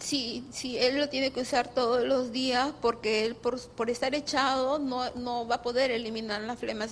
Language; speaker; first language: Spanish; native; Spanish